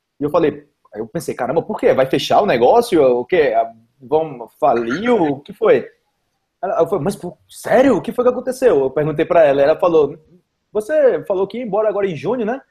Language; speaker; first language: Portuguese; native; Portuguese